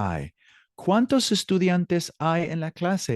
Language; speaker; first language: Spanish; non-native, fluent; English